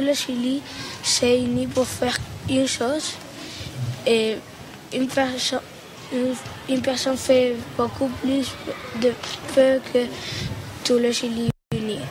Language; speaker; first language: French; non-native, learner; Spanish